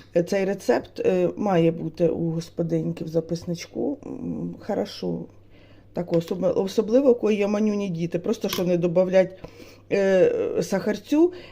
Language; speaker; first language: Ukrainian; native; Ukrainian